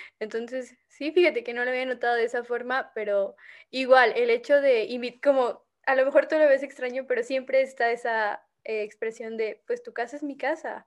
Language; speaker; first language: Spanish; native; Spanish